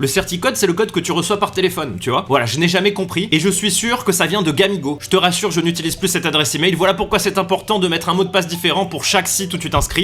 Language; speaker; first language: French; native; French